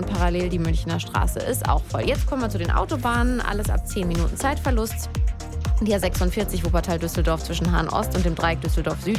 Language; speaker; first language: German; native; German